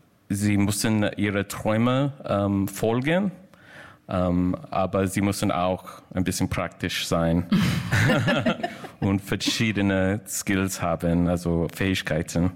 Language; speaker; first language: German; non-native, learner; English